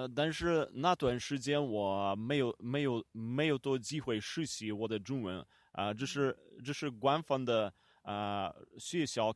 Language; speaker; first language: Chinese; non-native, learner; Ukrainian